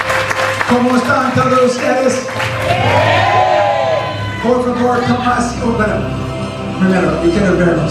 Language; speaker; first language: Spanish; non-native, fluent; English